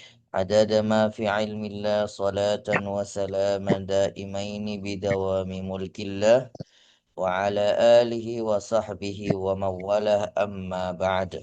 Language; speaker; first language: Arabic; non-native, fluent; Indonesian